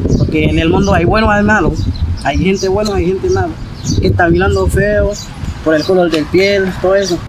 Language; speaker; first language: Spanish; non-native, learner; Haitian Creole